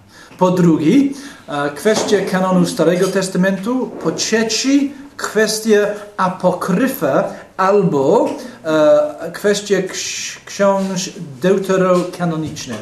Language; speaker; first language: Polish; non-native, fluent; English